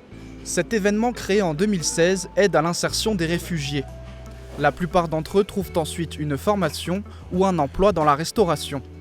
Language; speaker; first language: French; native; French